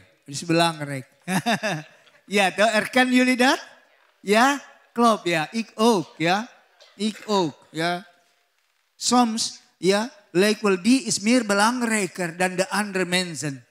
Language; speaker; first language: Dutch; non-native, learner; Indonesian